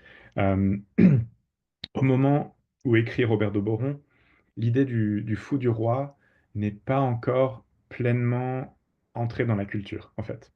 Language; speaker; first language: French; native; French